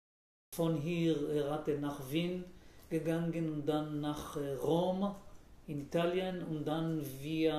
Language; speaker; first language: German; non-native, learner; Hebrew